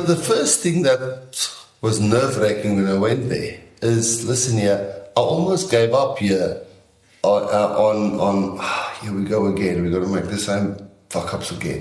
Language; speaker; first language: English; non-native, local second language; Afrikaans